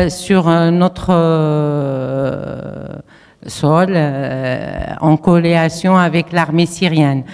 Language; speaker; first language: French; non-native, fluent; Arabic